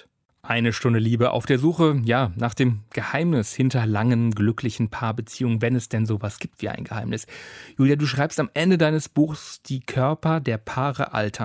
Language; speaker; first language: German; native; German